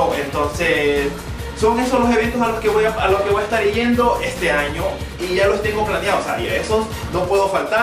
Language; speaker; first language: Spanish; early bilingual, other home language; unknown